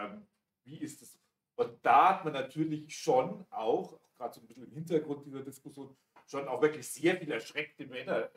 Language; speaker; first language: German; native; German